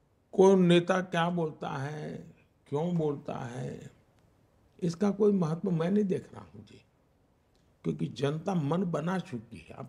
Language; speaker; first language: Hindi; non-native, local second language; Gujarati